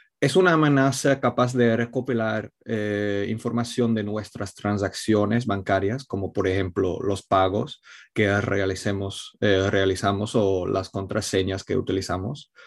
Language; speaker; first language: Spanish; non-native, fluent; Italian